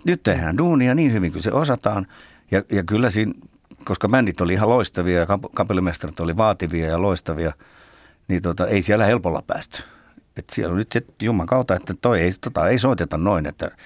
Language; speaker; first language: Finnish; native; Finnish